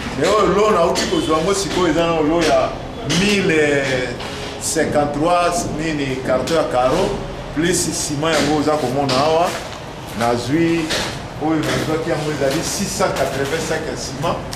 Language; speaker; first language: Lingala; native; Lingala